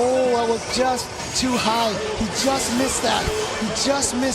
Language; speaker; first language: English; native; English